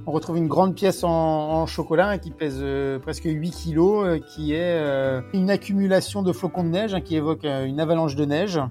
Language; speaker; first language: French; native; French